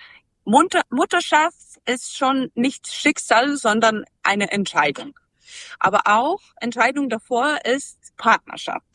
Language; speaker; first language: German; non-native, learner; Serbian